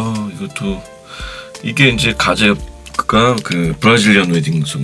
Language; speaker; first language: Korean; native; Korean